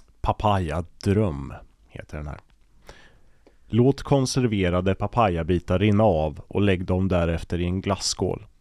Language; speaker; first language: Swedish; native; Swedish